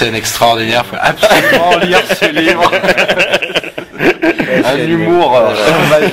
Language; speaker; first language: French; native; French